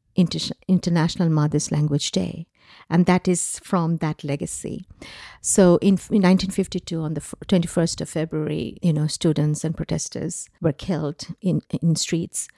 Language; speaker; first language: English; non-native, local second language; Bangla